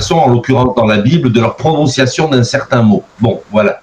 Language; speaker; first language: French; native; French